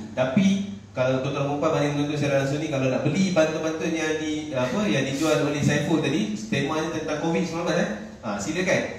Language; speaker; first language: Malay; native; Malay